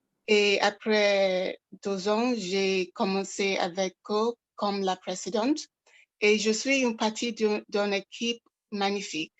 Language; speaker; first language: French; non-native, local second language; Yoruba